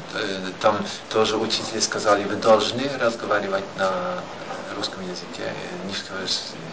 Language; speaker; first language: Russian; non-native, learner; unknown